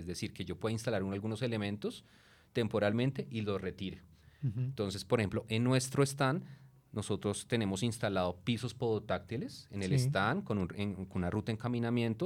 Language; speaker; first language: Spanish; native; Spanish